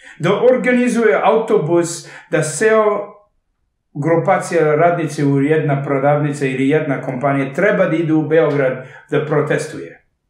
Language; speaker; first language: Serbian; early bilingual, heritage; Serbian